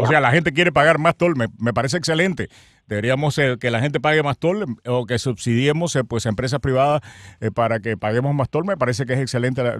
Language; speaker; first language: Spanish; native; Spanish